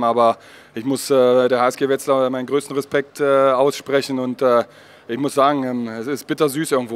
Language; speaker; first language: German; native; German